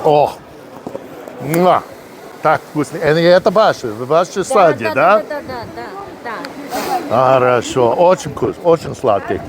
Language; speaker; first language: Russian; non-native, learner; English